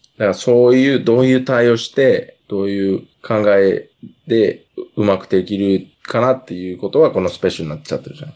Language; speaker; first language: Japanese; non-native, fluent; English